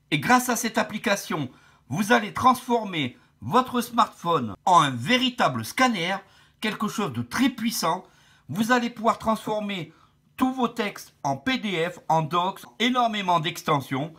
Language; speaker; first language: French; native; French